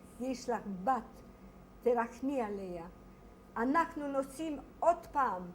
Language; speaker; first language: Hebrew; non-native, fluent; Polish